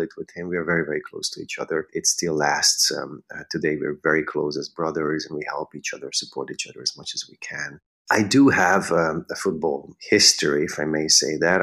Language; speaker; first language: English; non-native, fluent; Hungarian